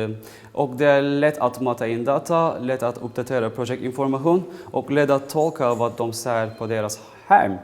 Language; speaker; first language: Swedish; non-native, fluent; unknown